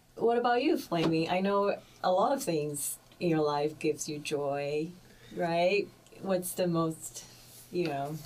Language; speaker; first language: English; early bilingual, other home language; Chinese